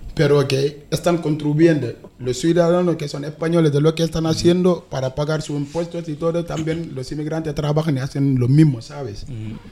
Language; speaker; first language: Spanish; non-native, fluent; Wolof